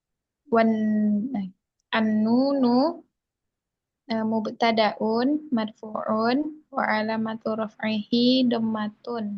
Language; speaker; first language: Arabic; non-native, learner; Indonesian